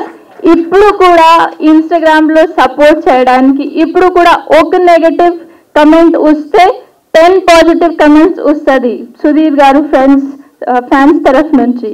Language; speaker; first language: Telugu; non-native, learner; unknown